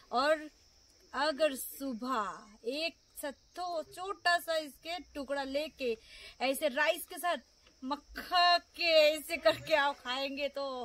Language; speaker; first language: Hindi; non-native, local second language; Bangla